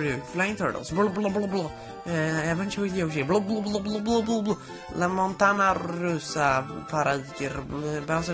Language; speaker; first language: English; non-native, learner; Swedish